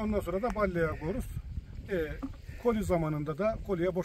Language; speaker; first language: Turkish; native; Turkish